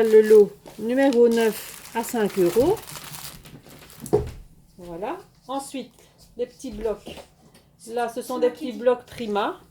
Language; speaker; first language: French; native; French